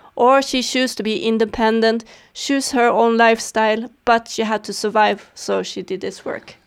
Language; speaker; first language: English; non-native, fluent; Swedish